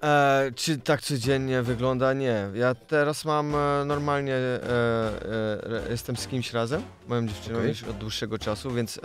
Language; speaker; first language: Polish; early bilingual, other home language; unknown